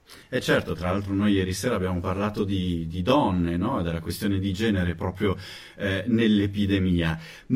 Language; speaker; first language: Italian; native; Italian